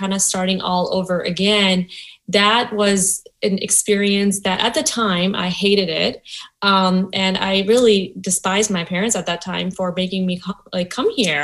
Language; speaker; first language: English; non-native, local second language; Gujarati